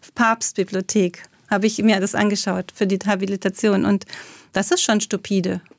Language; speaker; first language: German; native; German